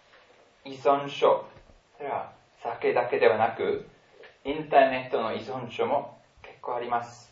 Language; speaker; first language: Japanese; non-native, fluent; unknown